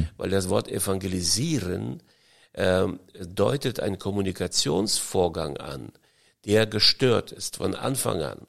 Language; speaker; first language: German; early bilingual, heritage; German